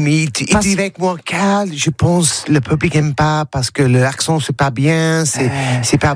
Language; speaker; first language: French; non-native, learner; English